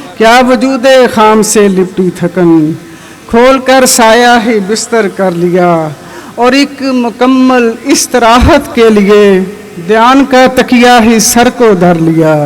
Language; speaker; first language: Urdu; non-native, local second language; Punjabi